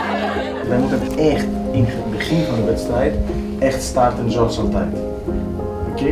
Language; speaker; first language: Dutch; non-native, fluent; Greek